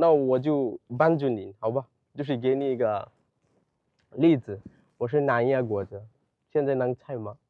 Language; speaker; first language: Chinese; non-native, learner; Bangla